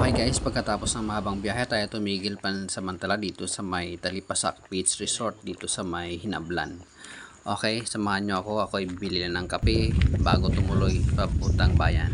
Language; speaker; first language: Filipino; native; Filipino